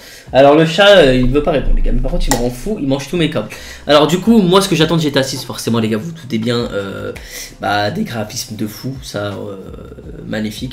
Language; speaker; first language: French; native; French